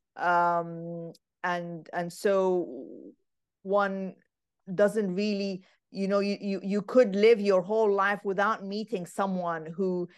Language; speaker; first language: English; non-native, fluent; Arabic